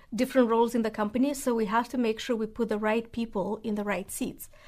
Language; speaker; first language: English; non-native, fluent; Romanian